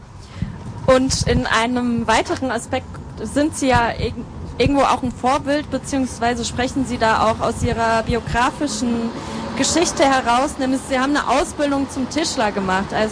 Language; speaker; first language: German; native; German